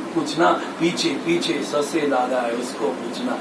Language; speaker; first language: Hindi; non-native, local second language; Marathi